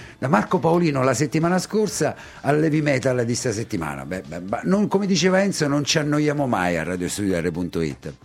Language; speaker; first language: Italian; native; Italian